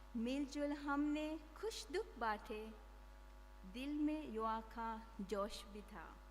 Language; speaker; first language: Hindi; non-native, learner; Sinhala